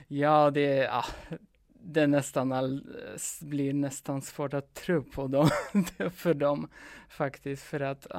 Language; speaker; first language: Swedish; non-native, fluent; Polish